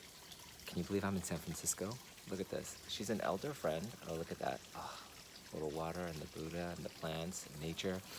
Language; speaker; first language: English; native; English